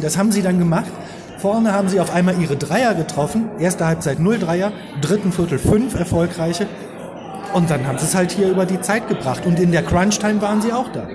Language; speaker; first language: German; native; German